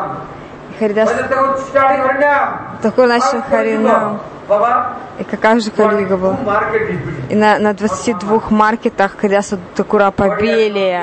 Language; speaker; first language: Russian; non-native, learner; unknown